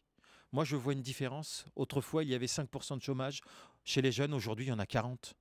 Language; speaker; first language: French; native; French